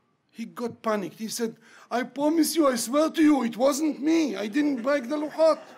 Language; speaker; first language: English; non-native, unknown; Hebrew